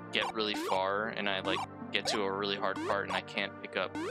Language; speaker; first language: English; native; English